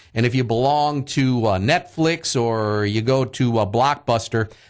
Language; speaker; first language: English; early bilingual, other home language; Italian